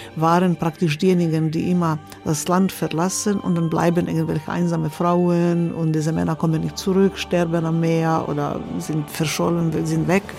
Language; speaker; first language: German; non-native, fluent; Croatian